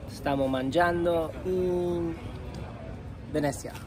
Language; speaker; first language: Italian; non-native, learner; Spanish